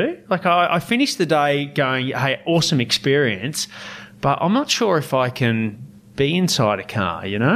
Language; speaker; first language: English; native; English